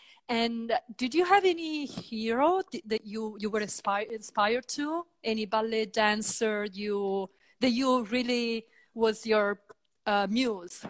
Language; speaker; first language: English; non-native, fluent; Italian